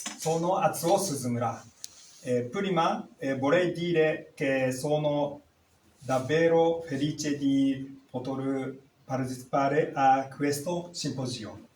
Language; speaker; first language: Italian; non-native, learner; Japanese